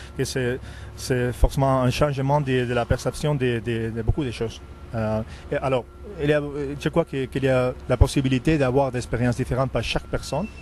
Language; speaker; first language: French; non-native, fluent; Spanish